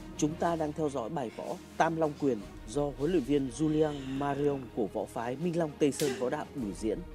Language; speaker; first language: Vietnamese; native; Vietnamese